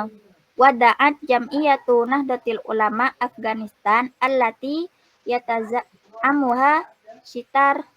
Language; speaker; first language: Arabic; non-native, learner; Indonesian